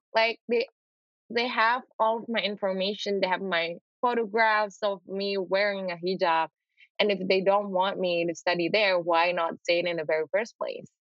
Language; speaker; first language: English; non-native, fluent; Indonesian